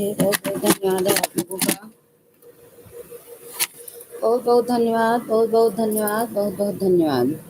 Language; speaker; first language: Hindi; non-native, local second language; Awadhi